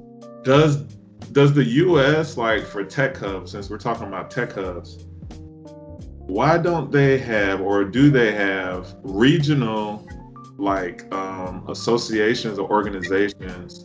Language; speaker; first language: English; native; English